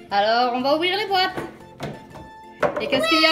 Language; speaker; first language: French; native; French